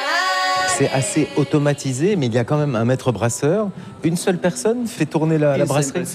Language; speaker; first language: French; native; French